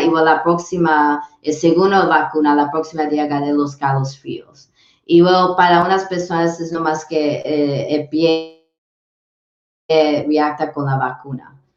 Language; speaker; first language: Spanish; early bilingual, heritage; English